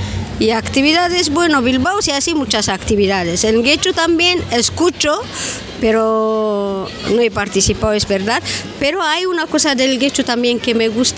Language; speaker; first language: Spanish; non-native, learner; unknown